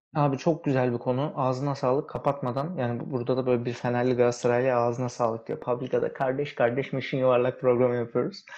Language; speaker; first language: Turkish; early bilingual, heritage; Turkish